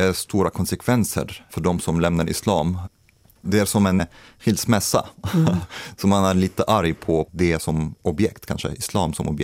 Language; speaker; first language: Swedish; non-native, fluent; Arabic